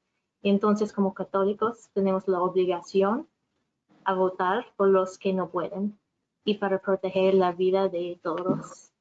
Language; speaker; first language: Spanish; non-native, fluent; English